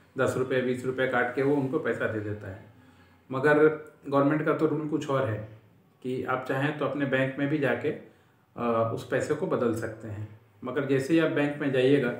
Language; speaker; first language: Hindi; native; Hindi